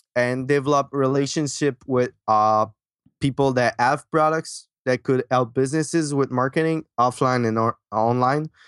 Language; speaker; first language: English; non-native, fluent; French